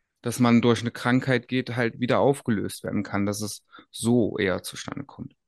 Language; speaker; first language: German; native; German